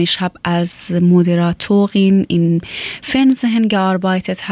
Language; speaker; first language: German; non-native, learner; Persian